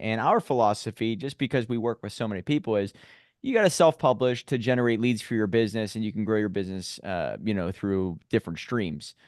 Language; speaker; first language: English; native; English